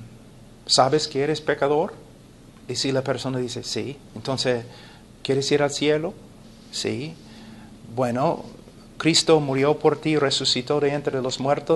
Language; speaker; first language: Spanish; non-native, fluent; English